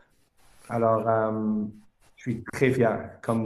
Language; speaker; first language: French; non-native, fluent; English